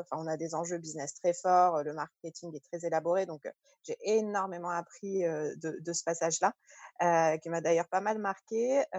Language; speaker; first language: French; early bilingual, other home language; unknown